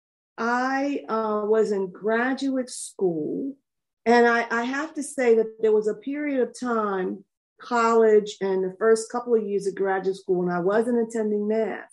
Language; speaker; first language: English; native; English